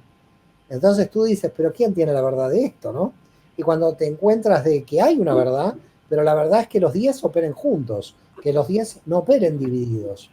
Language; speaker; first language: Spanish; native; Spanish